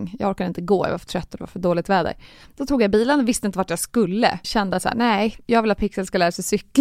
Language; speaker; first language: Swedish; native; Swedish